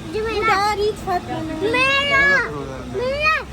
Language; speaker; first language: Hindi; non-native, learner; Turkish